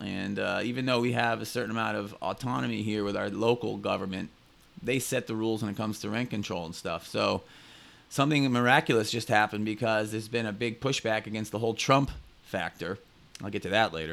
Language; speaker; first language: English; native; English